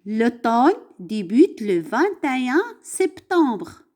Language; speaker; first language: French; non-native, local second language; Arabic